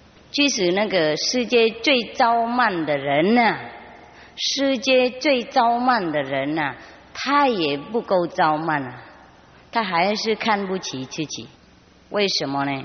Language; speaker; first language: Chinese; non-native, fluent; Vietnamese